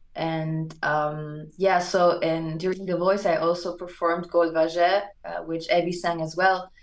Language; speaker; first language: English; non-native, fluent; German